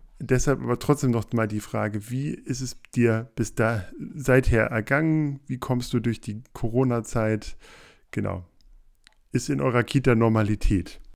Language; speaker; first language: German; native; German